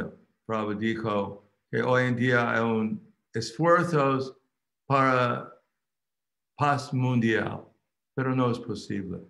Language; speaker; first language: Spanish; non-native, fluent; English